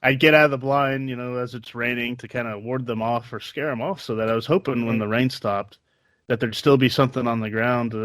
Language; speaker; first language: English; native; English